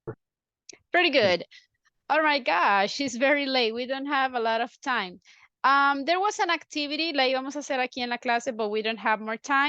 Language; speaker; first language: English; non-native, fluent; Spanish